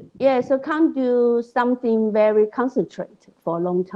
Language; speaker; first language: English; non-native, learner; Chinese